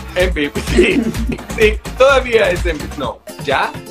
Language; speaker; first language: Spanish; non-native, learner; English